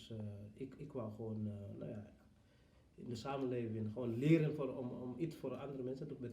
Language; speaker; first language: Dutch; non-native, fluent; Fula